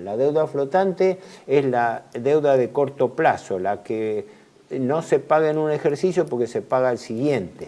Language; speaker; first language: Spanish; native; Spanish